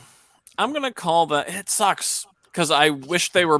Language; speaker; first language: English; native; English